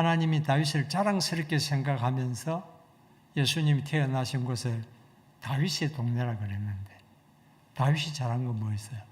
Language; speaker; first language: Korean; native; Korean